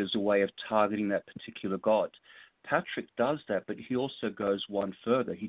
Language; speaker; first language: English; native; English